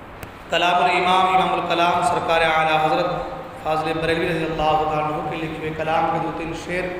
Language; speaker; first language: Urdu; native; Urdu